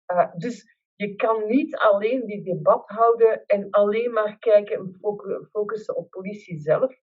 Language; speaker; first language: Dutch; non-native, local second language; French